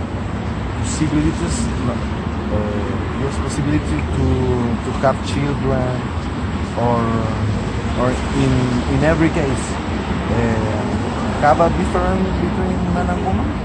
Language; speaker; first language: English; non-native, learner; Spanish